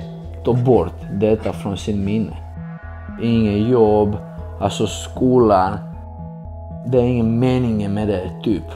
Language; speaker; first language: Swedish; early bilingual, other home language; Georgian